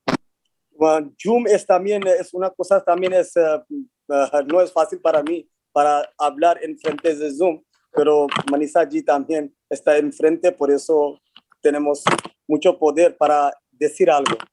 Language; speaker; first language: Spanish; non-native, fluent; Hindi